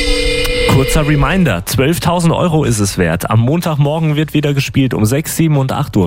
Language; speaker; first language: German; native; German